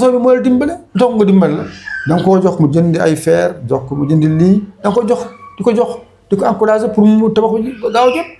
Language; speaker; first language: Wolof; non-native, local second language; Fula